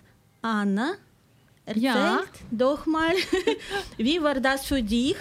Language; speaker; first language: German; non-native, fluent; Ukrainian